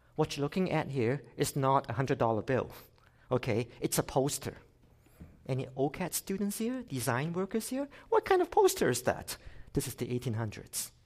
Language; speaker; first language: English; non-native, local second language; Cantonese